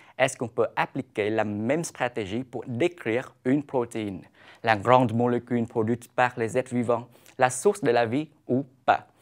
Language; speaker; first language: French; non-native, fluent; Vietnamese